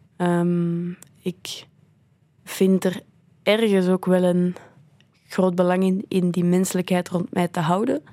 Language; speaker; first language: Dutch; native; Dutch